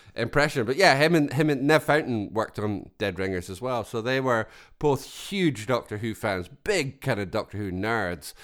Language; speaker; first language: English; native; English